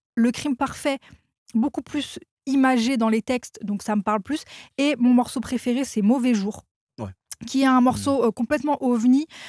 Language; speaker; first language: French; native; French